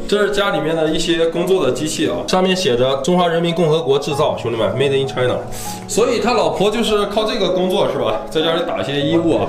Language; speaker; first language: Chinese; native; Chinese